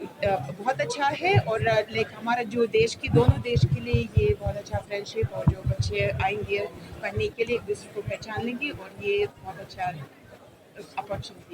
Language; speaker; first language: Hindi; non-native, fluent; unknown